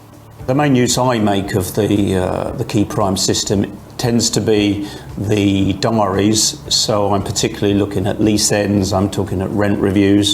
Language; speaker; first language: English; native; English